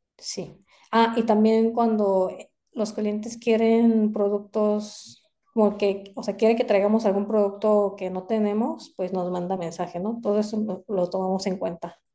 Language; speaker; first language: Spanish; non-native, fluent; Korean